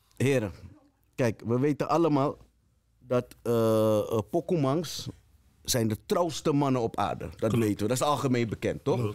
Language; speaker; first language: Dutch; native; Dutch